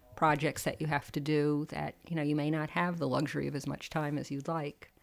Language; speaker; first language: English; native; English